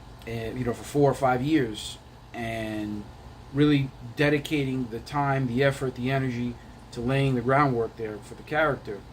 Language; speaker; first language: English; native; English